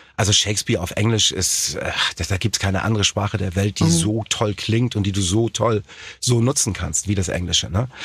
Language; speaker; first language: German; native; German